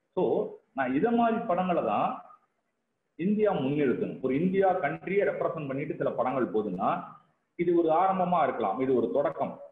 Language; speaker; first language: Tamil; native; Tamil